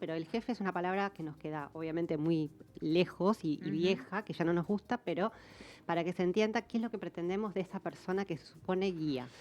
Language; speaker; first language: Spanish; native; Spanish